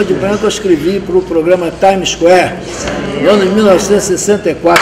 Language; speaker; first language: Portuguese; native; Portuguese